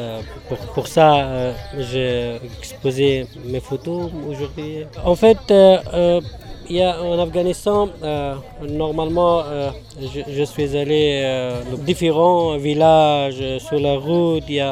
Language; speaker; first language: French; non-native, learner; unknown